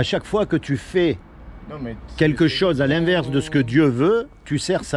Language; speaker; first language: French; native; French